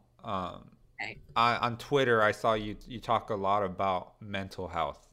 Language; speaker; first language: English; early bilingual, other home language; Spanish